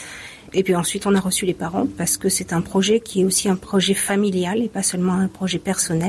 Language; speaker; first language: French; native; French